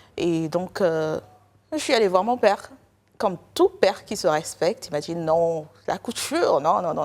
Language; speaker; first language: French; non-native, local second language; Lingala